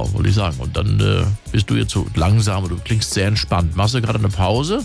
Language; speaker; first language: German; native; German